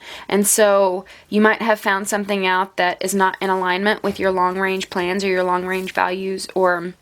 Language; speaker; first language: English; native; English